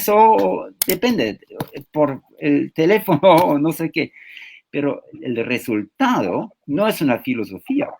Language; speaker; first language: Spanish; non-native, fluent; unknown